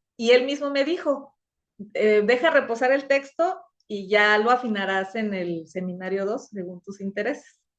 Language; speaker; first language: Spanish; native; Spanish